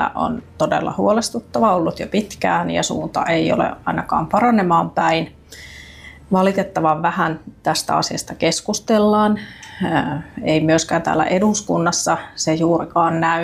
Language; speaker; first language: Finnish; native; Finnish